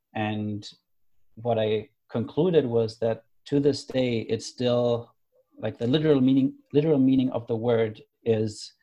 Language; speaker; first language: English; non-native, fluent; German